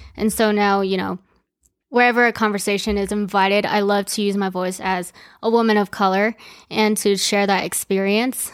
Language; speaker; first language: English; early bilingual, other home language; Chinese